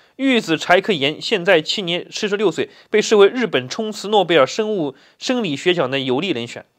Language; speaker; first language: Chinese; native; Chinese